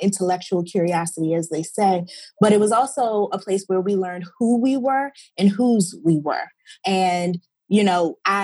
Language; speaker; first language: English; native; English